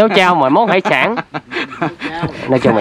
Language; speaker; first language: Vietnamese; native; Vietnamese